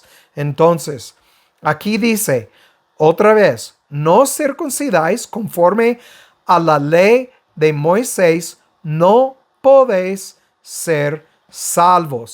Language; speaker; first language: Spanish; non-native, fluent; English